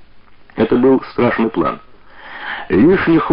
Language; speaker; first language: Russian; native; Russian